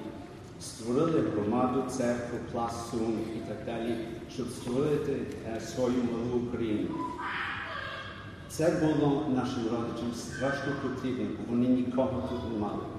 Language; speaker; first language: Ukrainian; early bilingual, other home language; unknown